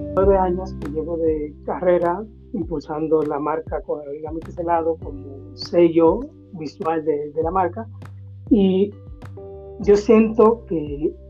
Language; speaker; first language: Spanish; native; Spanish